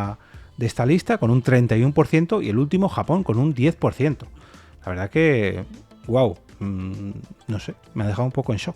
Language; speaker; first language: Spanish; native; Spanish